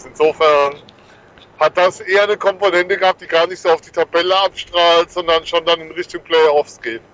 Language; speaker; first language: German; native; German